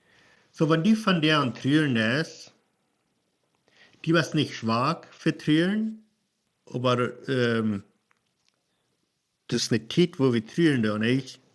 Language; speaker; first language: German; non-native, learner; Plautdietsch